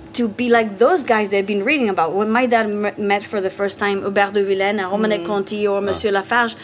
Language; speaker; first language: English; non-native, fluent; Italian